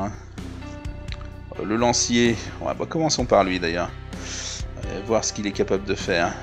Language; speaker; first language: French; native; French